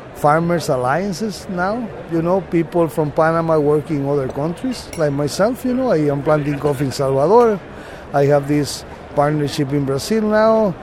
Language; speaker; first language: English; non-native, fluent; Spanish